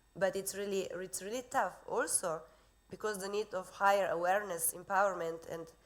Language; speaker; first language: English; non-native, fluent; Slovenian